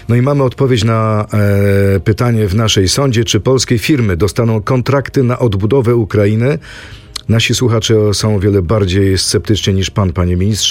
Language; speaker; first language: Polish; native; Polish